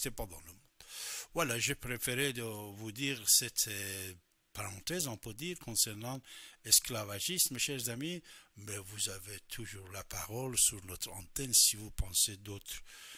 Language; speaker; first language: French; non-native, fluent; Persian